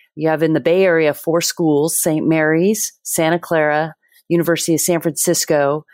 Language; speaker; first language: English; native; English